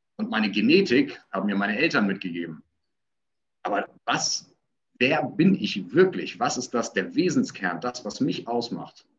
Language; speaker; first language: German; native; German